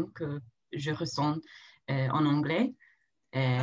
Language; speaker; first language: French; non-native, learner; English